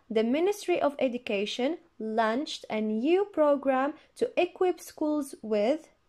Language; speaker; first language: English; non-native, fluent; Arabic